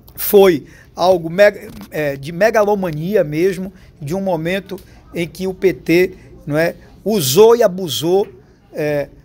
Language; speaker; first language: Portuguese; native; Portuguese